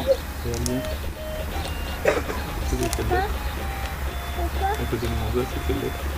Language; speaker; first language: French; native; French